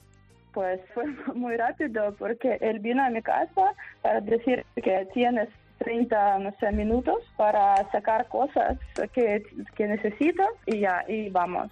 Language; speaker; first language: Spanish; non-native, fluent; Ukrainian